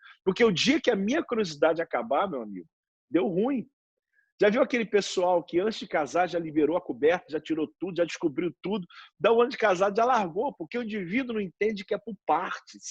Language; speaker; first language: Portuguese; native; Portuguese